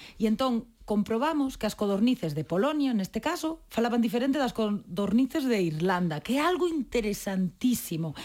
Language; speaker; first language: Galician; native; Galician